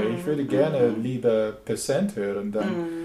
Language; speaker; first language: German; non-native, learner; English